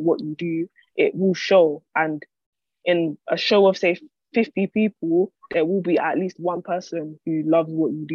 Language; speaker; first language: English; native; English